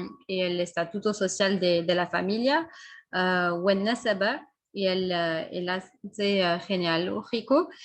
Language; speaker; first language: Spanish; non-native, fluent; French